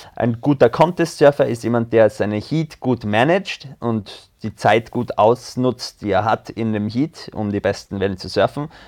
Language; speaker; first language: German; early bilingual, other home language; French